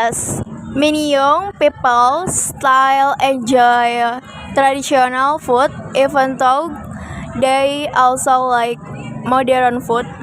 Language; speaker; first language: English; non-native, learner; Indonesian